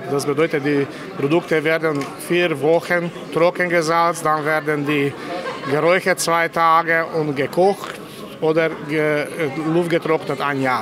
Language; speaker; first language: German; non-native, fluent; Slovenian